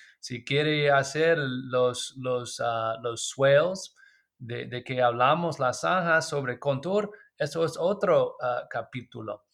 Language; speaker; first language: Spanish; non-native, learner; English